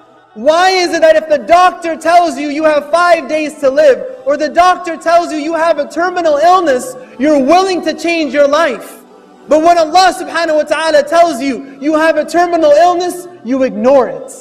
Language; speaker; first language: English; native; English